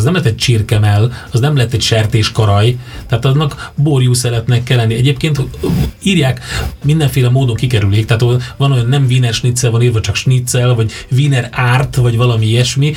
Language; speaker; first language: Hungarian; native; Hungarian